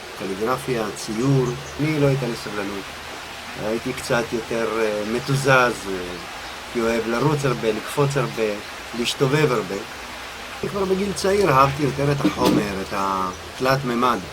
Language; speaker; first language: Hebrew; native; Hebrew